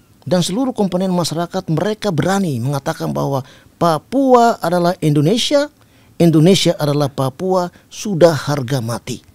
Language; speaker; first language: Indonesian; non-native, local second language; Tetum